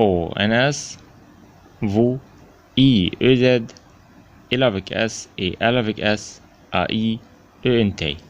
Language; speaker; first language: French; non-native, fluent; Arabic